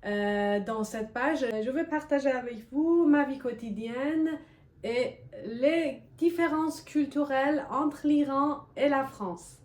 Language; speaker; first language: French; non-native, fluent; Persian